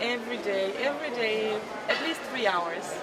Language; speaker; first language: English; non-native, fluent; German